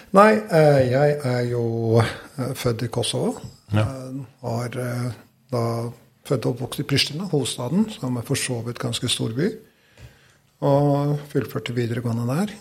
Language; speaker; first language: Norwegian; non-native, fluent; Albanian